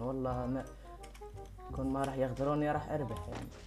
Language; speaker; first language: Arabic; native; Arabic